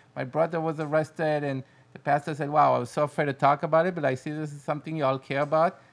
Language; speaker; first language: English; non-native, fluent; Hebrew